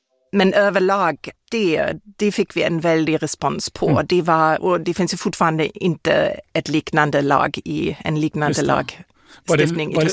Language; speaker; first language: Swedish; non-native, fluent; German